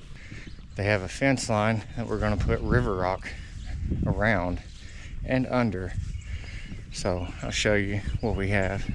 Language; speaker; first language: English; native; English